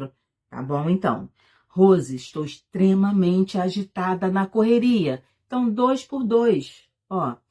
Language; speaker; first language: Portuguese; native; Portuguese